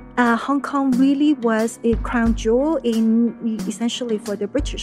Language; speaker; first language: English; non-native, local second language; Cantonese